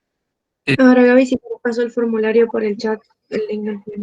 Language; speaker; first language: Spanish; native; Spanish